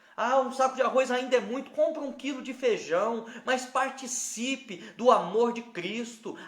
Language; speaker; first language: Portuguese; native; Portuguese